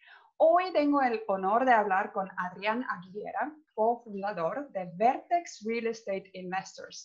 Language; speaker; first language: Spanish; non-native, fluent; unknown